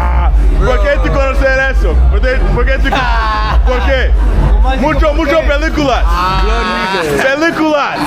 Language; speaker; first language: Spanish; non-native, learner; English